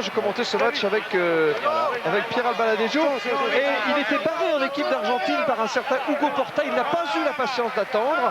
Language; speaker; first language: French; native; French